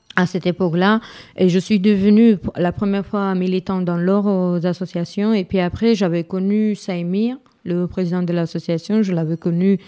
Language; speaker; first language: French; non-native, fluent; Romanian